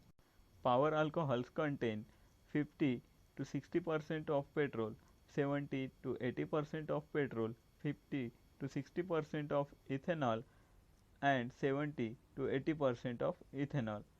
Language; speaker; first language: English; non-native, local second language; Marathi